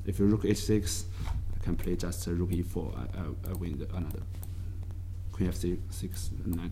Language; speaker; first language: English; non-native, learner; Chinese